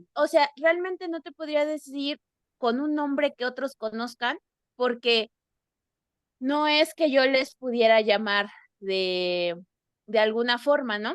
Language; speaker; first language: Spanish; native; Spanish